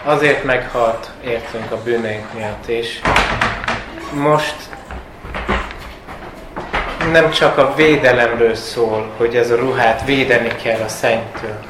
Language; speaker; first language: Hungarian; early bilingual, heritage; Hungarian